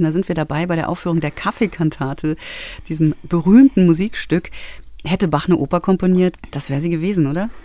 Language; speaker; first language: German; native; German